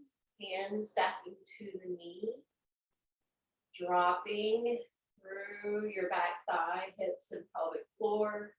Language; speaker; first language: English; native; English